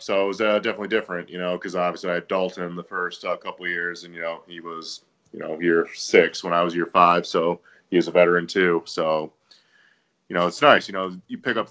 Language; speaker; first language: English; native; English